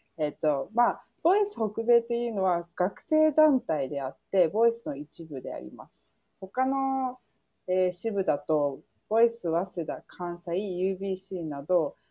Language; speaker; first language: Japanese; early bilingual, heritage; Japanese